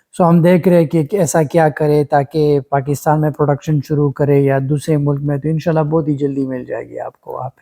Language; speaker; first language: Urdu; non-native, local second language; Pashto